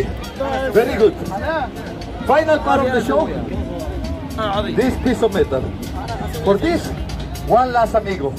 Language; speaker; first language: English; non-native, learner; Spanish